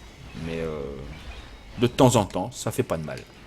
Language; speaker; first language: French; native; French